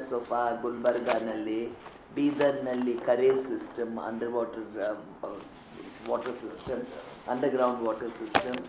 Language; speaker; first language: Kannada; non-native, local second language; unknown